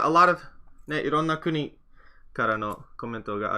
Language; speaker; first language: Japanese; non-native, learner; English